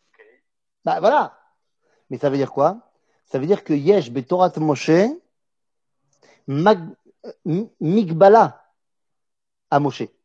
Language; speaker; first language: French; native; French